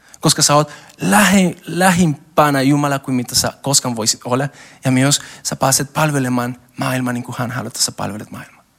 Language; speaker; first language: Finnish; non-native, learner; Spanish